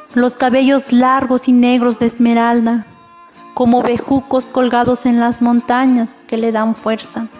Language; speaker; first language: Spanish; non-native, local second language; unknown